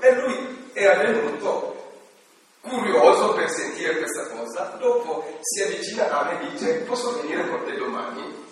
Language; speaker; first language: Italian; non-native, fluent; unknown